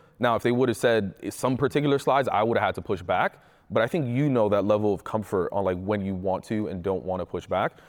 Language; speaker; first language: English; early bilingual, other home language; Spanish